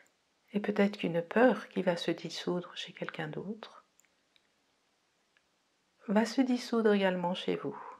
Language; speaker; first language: French; native; French